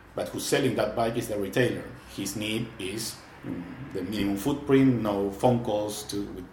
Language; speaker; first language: English; non-native, fluent; Spanish